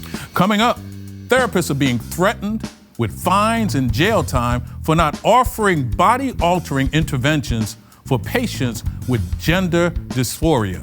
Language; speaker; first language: English; native; English